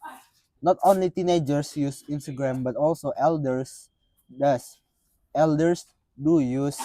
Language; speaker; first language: English; non-native, fluent; Indonesian